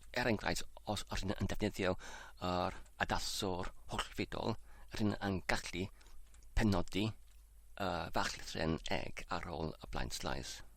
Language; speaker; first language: Welsh; non-native, learner; English